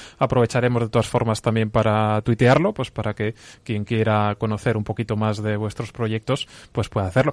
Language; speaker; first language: Spanish; native; Spanish